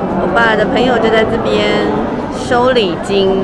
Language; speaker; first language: Chinese; native; Chinese